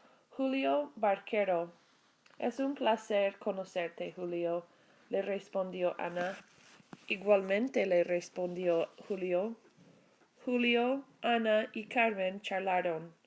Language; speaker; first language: Spanish; non-native, fluent; English